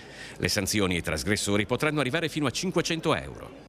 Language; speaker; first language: Italian; native; Italian